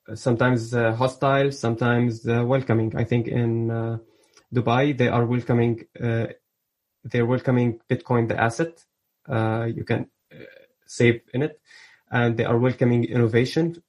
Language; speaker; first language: English; early bilingual, other home language; Arabic